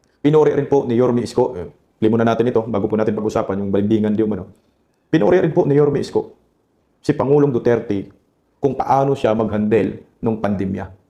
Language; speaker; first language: Filipino; non-native, local second language; Cebuano